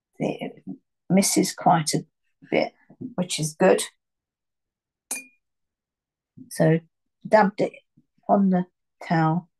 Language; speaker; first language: English; native; English